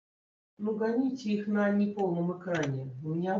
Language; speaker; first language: Russian; native; Russian